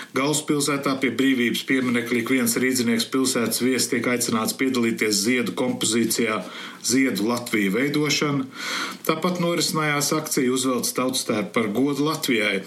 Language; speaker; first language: Latvian; early bilingual, heritage; Latvian